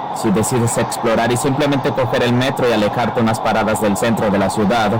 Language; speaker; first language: Spanish; native; Spanish